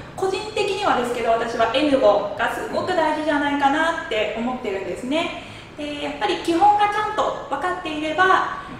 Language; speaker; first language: Japanese; native; Japanese